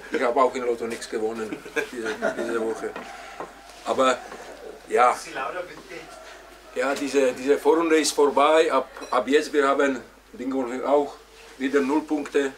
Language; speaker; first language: German; non-native, fluent; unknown